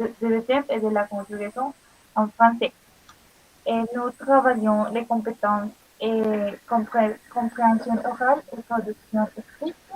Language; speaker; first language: French; non-native, learner; Spanish